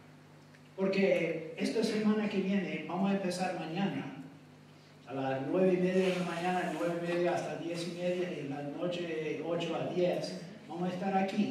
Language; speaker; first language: Spanish; non-native, fluent; English